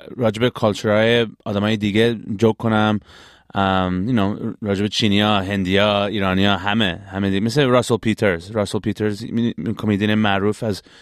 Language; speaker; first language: Persian; early bilingual, heritage; Persian